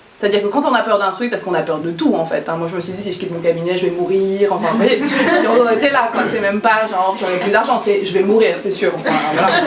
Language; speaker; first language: French; early bilingual, other home language; Korean